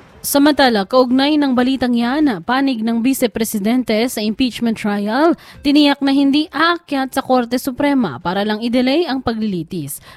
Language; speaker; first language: Filipino; native; Filipino